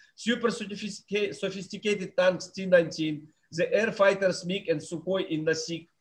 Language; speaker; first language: English; non-native, fluent; Russian